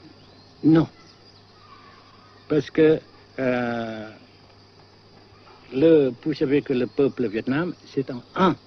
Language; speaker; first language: French; non-native, local second language; Vietnamese